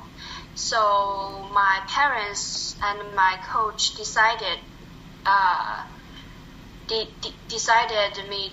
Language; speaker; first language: English; non-native, learner; Chinese